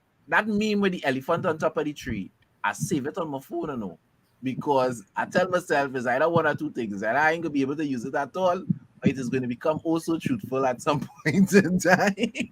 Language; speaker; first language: English; native; English